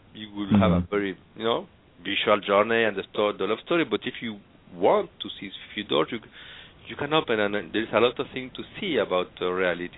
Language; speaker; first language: English; non-native, fluent; Spanish